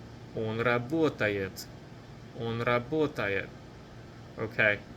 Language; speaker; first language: Russian; non-native, fluent; English